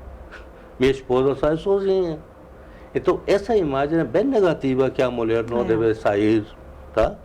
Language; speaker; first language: Portuguese; non-native, fluent; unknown